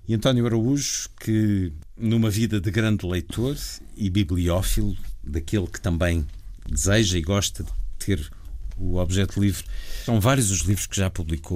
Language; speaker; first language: Portuguese; native; Portuguese